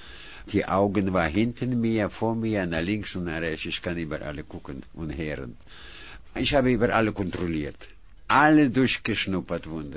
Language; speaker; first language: German; non-native, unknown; Russian